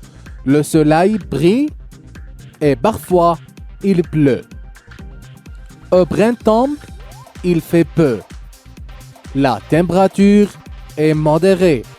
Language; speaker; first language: French; non-native, fluent; Arabic